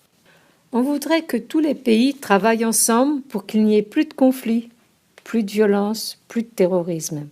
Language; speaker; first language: French; non-native, learner; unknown